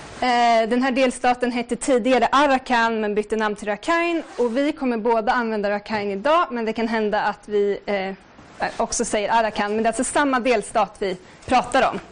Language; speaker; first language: Swedish; native; Swedish